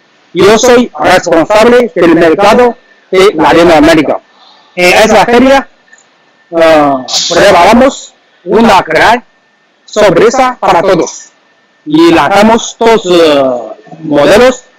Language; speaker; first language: Spanish; non-native, learner; Chinese